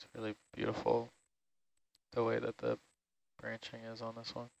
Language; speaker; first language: English; native; English